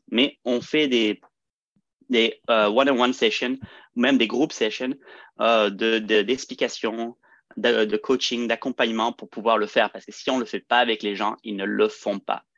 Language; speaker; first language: French; early bilingual, heritage; French